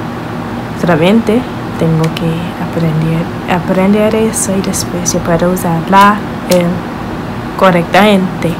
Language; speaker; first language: Spanish; non-native, learner; English